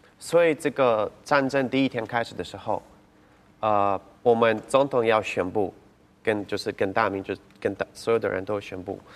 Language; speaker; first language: Chinese; non-native, fluent; Ukrainian